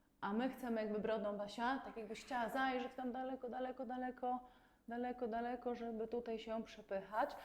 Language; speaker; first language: Polish; native; Polish